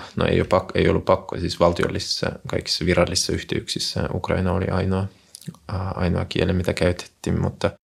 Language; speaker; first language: Finnish; non-native, fluent; Russian